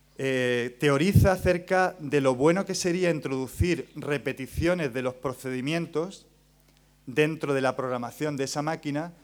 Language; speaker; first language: Spanish; native; Spanish